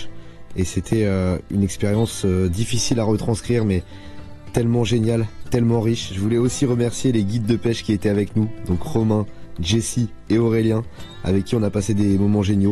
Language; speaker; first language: French; native; French